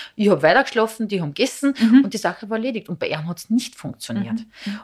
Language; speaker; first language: German; non-native, fluent; Serbian